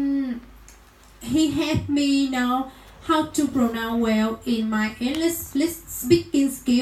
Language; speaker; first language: English; non-native, learner; Vietnamese